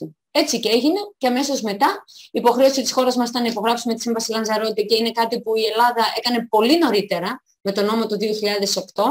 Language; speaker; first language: Greek; native; Greek